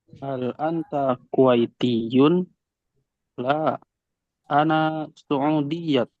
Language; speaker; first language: Arabic; non-native, learner; Indonesian